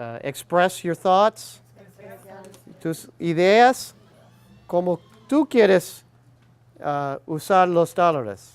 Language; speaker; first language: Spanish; non-native, learner; English